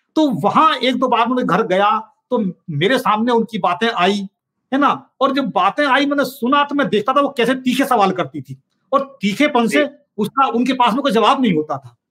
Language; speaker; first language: Hindi; native; Hindi